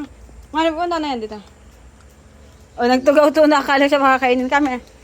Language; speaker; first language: Filipino; native; Filipino